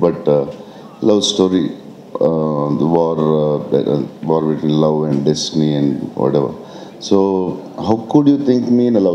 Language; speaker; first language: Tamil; non-native, local second language; Telugu